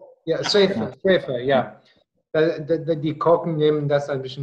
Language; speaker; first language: German; non-native, fluent; Afrikaans